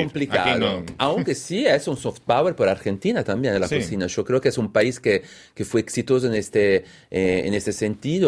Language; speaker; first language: Spanish; non-native, fluent; Italian